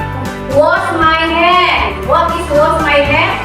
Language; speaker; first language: English; non-native, learner; Indonesian